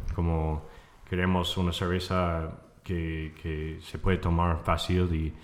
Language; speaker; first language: Spanish; non-native, fluent; English